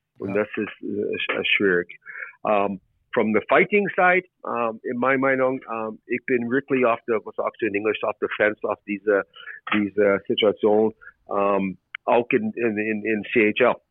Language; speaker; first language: German; non-native, learner; English